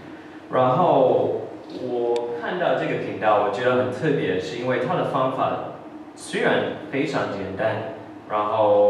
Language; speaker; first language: Chinese; early bilingual, heritage; English